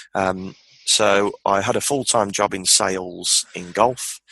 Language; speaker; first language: English; native; English